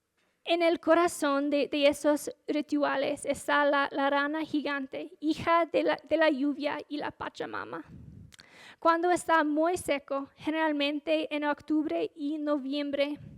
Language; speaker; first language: Spanish; non-native, fluent; English